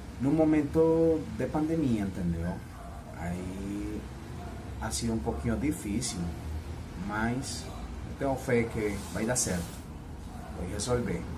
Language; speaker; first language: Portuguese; non-native, fluent; Spanish